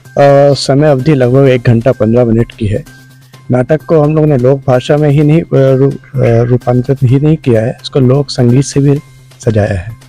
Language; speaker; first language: Hindi; native; Hindi